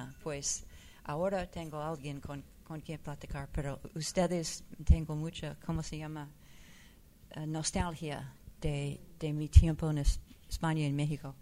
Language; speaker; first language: Spanish; non-native, fluent; English